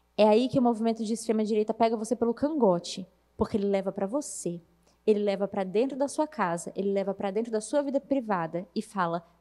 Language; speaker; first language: Portuguese; native; Portuguese